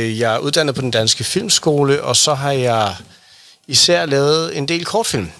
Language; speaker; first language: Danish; native; Danish